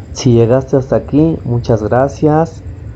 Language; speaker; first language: Spanish; native; Spanish